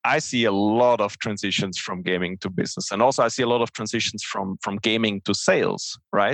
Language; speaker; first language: English; non-native, fluent; Swiss German